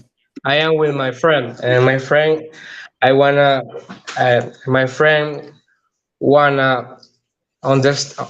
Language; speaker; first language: English; non-native, learner; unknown